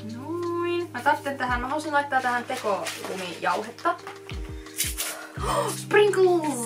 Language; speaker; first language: Finnish; native; Finnish